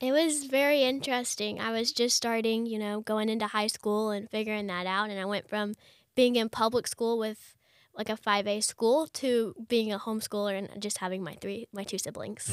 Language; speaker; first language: English; native; English